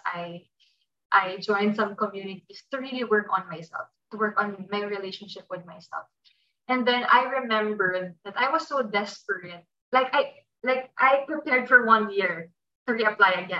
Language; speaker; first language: English; non-native, local second language; Filipino